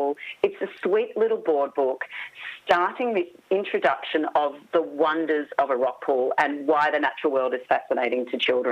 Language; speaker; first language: English; native; English